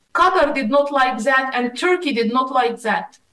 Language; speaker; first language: English; non-native, fluent; Arabic